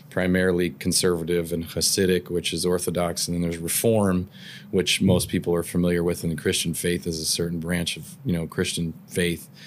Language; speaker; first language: English; native; English